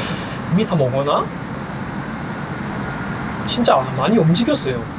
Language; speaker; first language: Korean; non-native, fluent; Chinese